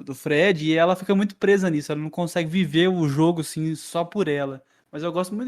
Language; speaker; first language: Portuguese; native; Portuguese